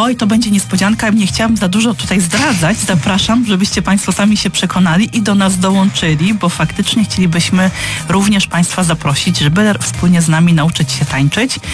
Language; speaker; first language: Polish; native; Polish